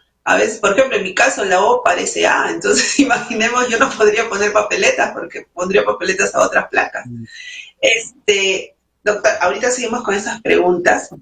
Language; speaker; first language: Spanish; native; Spanish